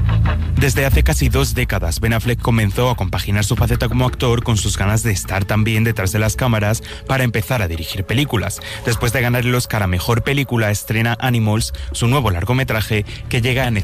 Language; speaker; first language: Spanish; native; Spanish